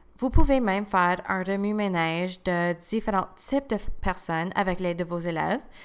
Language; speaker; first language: French; native; French